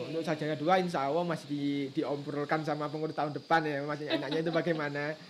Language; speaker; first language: Indonesian; native; Indonesian